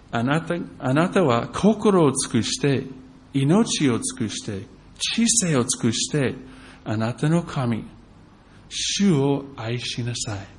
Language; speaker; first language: Japanese; non-native, fluent; English